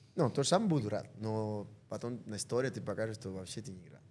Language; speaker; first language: Russian; non-native, learner; Spanish